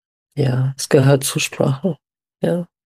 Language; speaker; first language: German; non-native, fluent; English